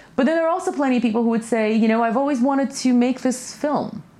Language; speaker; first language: English; early bilingual, other home language; Russian